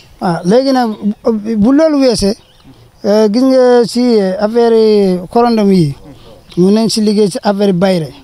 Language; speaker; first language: Wolof; non-native, fluent; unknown